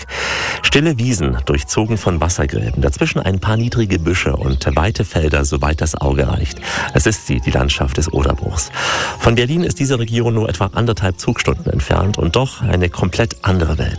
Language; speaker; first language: German; native; German